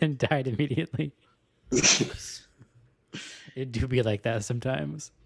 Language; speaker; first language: English; native; English